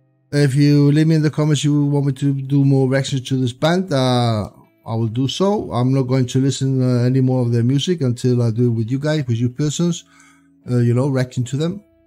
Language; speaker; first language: English; non-native, fluent; Spanish